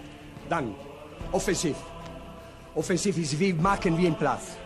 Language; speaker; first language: German; non-native, learner; Italian